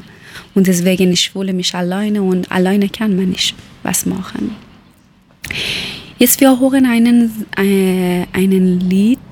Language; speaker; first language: German; non-native, learner; Persian